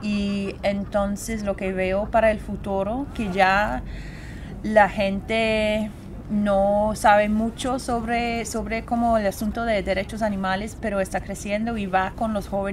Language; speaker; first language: Spanish; non-native, fluent; English